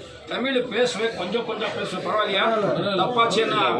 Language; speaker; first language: Tamil; non-native, learner; Kannada